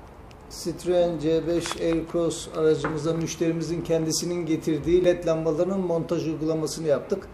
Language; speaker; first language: Turkish; native; Turkish